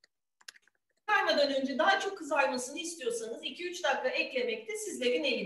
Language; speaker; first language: Turkish; native; Turkish